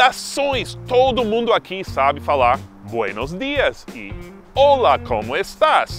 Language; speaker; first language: Portuguese; non-native, fluent; English